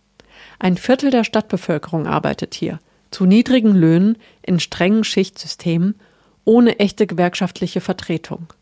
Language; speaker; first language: German; native; German